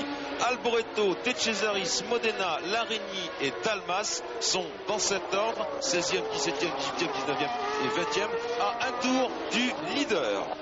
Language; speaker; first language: French; native; French